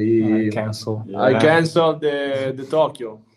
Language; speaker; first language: English; non-native, learner; Italian